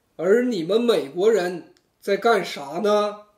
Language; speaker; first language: Chinese; native; Chinese